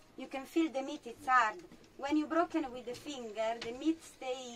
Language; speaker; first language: English; non-native, fluent; Italian